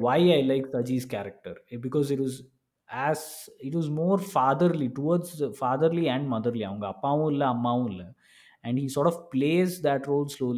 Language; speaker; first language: English; non-native, local second language; Tamil